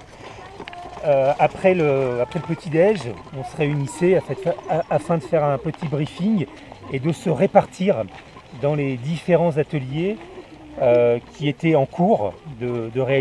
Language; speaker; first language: French; native; French